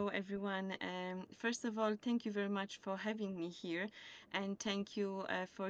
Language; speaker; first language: English; non-native, fluent; Polish